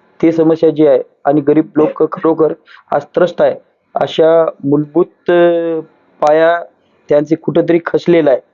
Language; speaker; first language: Marathi; non-native, local second language; Lambadi